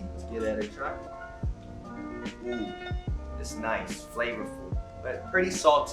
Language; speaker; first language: English; native; English